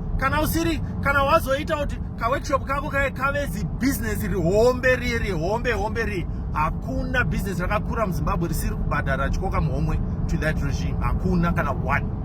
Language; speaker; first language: Shona; non-native, local second language; English